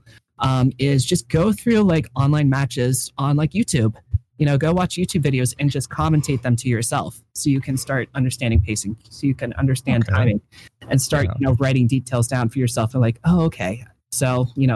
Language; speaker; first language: English; native; English